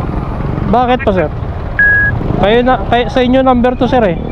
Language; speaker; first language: Filipino; native; Filipino